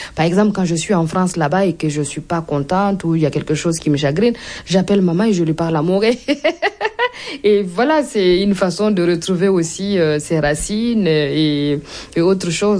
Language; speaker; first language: French; non-native, local second language; Mossi